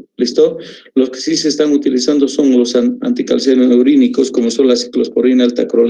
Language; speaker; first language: Spanish; native; Spanish